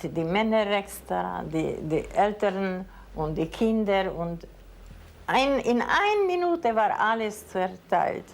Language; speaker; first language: German; non-native, fluent; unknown